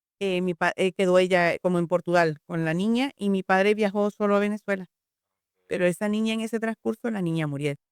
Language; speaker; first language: Spanish; native; Spanish